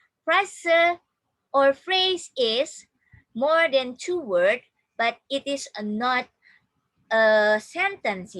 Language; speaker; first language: English; non-native, fluent; Indonesian